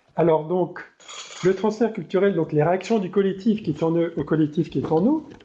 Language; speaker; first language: French; native; French